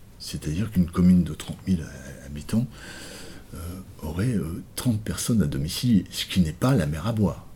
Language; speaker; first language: French; native; French